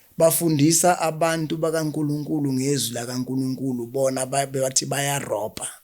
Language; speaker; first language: Zulu; native; Zulu